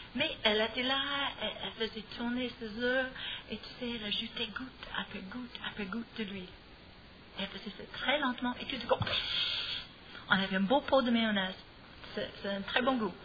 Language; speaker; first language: French; non-native, fluent; English